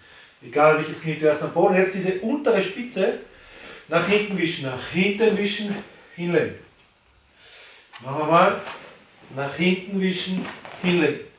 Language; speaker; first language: German; native; German